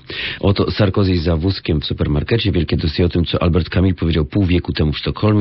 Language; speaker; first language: Polish; native; Polish